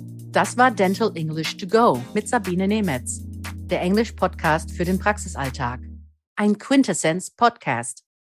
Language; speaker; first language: German; native; German